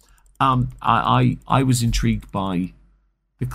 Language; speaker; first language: English; native; English